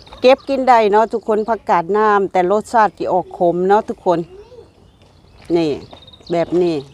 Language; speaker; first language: Thai; non-native, local second language; Lao